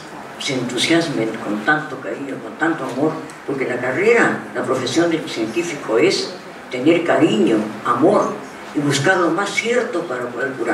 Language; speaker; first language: Spanish; native; Spanish